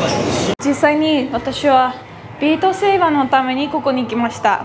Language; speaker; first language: Japanese; non-native, learner; Dutch